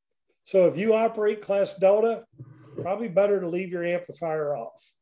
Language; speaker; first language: English; native; English